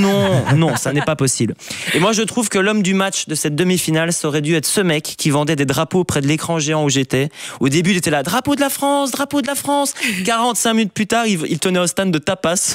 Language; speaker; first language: French; native; French